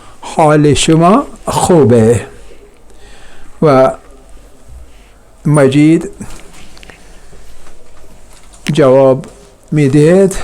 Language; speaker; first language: Persian; non-native, fluent; Urdu